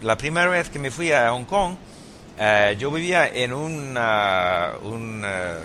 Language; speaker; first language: Spanish; non-native, learner; English